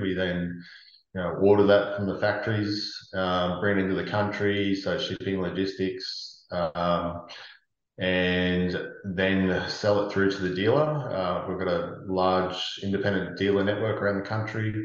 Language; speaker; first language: English; native; English